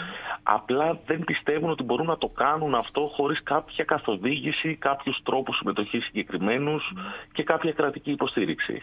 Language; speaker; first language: Greek; native; Greek